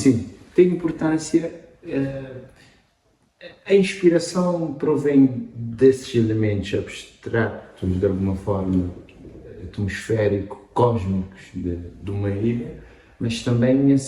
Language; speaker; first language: Portuguese; non-native, local second language; Kabuverdianu